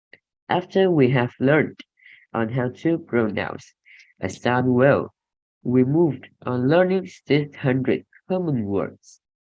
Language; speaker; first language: English; non-native, learner; Vietnamese